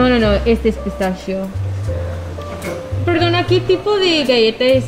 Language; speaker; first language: Spanish; non-native, learner; English